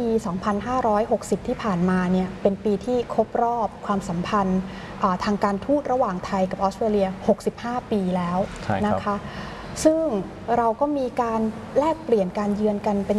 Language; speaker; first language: Thai; native; Thai